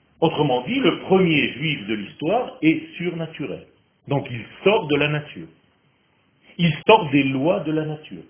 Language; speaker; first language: French; non-native, fluent; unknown